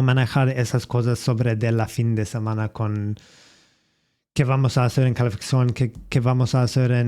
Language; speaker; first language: Spanish; non-native, learner; English